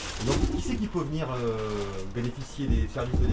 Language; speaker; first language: French; native; French